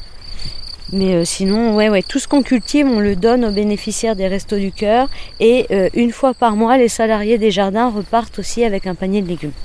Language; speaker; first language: French; native; French